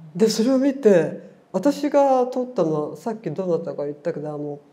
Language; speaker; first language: Japanese; native; Japanese